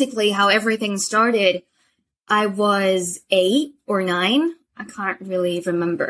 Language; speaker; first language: English; non-native, fluent; Spanish